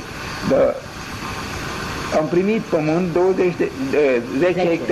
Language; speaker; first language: Romanian; non-native, local second language; German